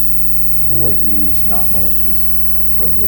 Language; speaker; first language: English; native; English